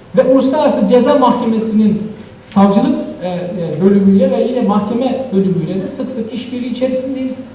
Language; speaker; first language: Turkish; native; Turkish